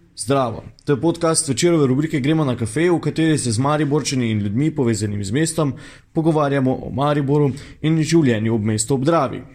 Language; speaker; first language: Slovenian; native; Slovenian